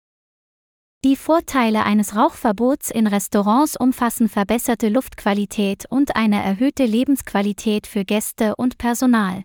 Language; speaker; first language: German; non-native, fluent; Vietnamese